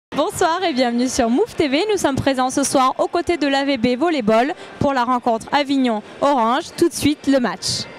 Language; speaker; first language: French; native; French